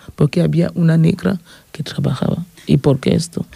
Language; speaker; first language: Spanish; non-native, fluent; French